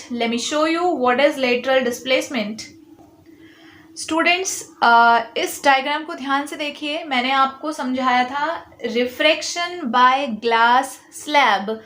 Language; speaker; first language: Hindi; native; Hindi